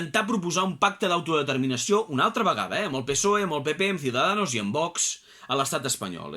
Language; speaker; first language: Catalan; native; Catalan